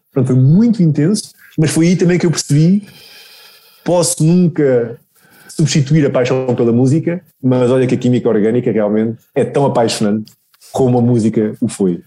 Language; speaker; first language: Portuguese; native; Portuguese